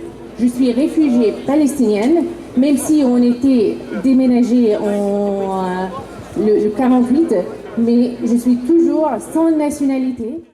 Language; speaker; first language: French; non-native, learner; Arabic